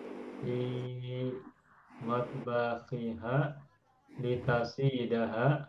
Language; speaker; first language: Arabic; non-native, fluent; Indonesian